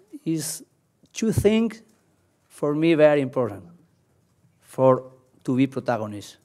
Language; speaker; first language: English; non-native, learner; Spanish